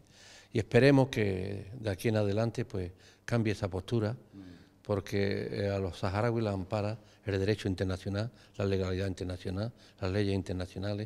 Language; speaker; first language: Spanish; native; Spanish